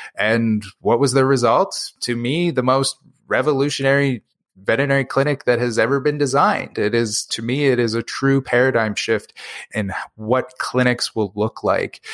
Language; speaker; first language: English; native; English